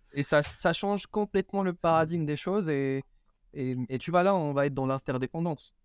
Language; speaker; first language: French; non-native, local second language; Arabic